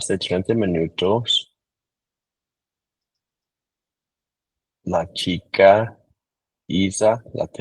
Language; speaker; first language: Spanish; non-native, learner; English